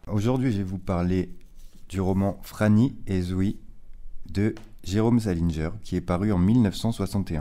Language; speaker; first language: French; native; French